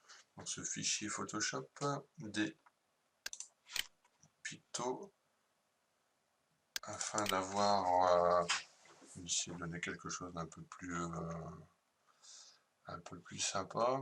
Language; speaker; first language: French; native; French